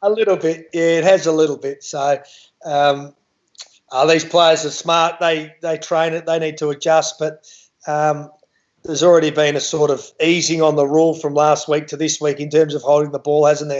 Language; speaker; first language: English; native; English